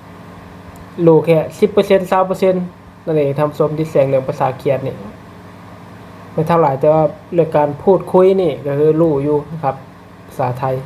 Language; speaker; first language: Thai; non-native, local second language; Lao